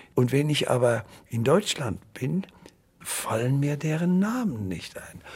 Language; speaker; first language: German; native; German